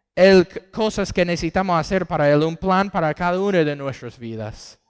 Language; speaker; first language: Spanish; non-native, fluent; English